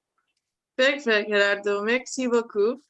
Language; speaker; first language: French; non-native, learner; Spanish